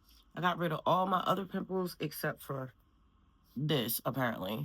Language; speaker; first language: English; native; English